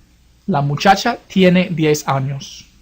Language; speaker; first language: Spanish; non-native, fluent; English